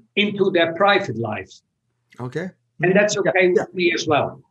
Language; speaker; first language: English; non-native, fluent; Dutch